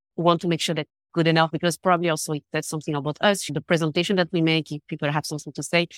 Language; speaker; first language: English; non-native, fluent; French